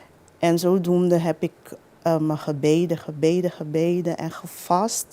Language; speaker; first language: Dutch; non-native, local second language; Papiamento